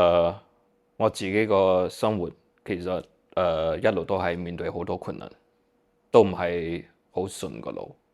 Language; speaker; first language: Cantonese; early bilingual, heritage; Cantonese